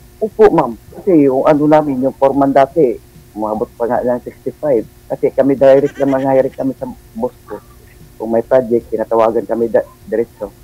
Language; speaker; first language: Filipino; non-native, local second language; Cebuano